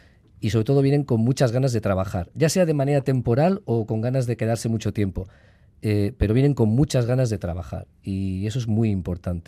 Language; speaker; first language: Spanish; native; Spanish